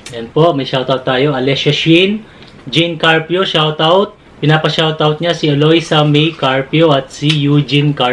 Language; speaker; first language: Filipino; native; Filipino